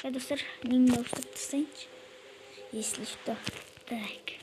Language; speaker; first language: Russian; non-native, local second language; Kazakh